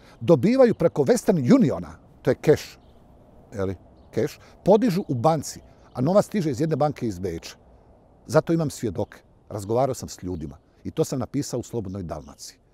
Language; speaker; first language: Croatian; native; Croatian